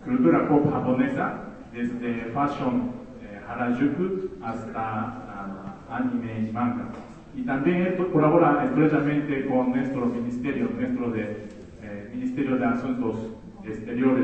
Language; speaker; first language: Spanish; non-native, fluent; Japanese